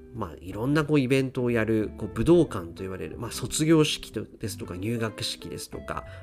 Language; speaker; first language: Japanese; native; Japanese